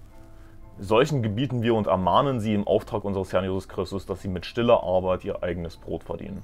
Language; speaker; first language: German; native; German